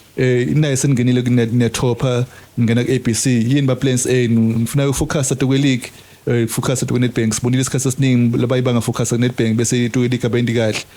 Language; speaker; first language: Zulu; non-native, local second language; Swati